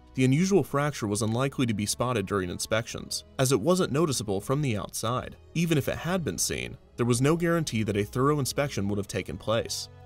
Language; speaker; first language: English; native; English